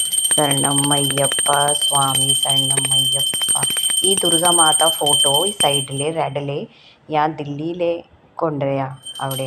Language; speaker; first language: Malayalam; non-native, learner; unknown